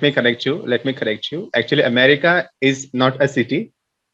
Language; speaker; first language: English; non-native, local second language; Hindi